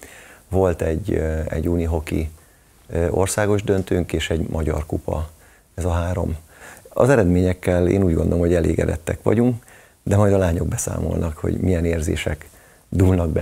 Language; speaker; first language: Hungarian; native; Hungarian